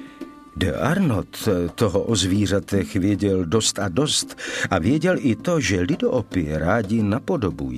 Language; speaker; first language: Czech; native; Czech